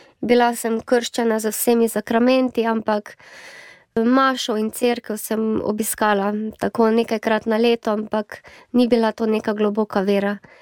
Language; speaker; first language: Slovenian; native; Slovenian